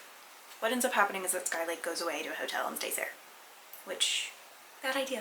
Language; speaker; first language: English; native; English